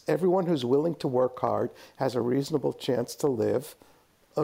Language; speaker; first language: English; native; English